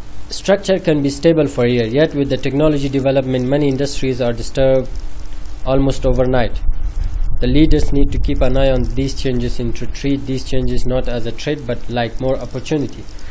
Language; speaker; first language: English; non-native, fluent; Persian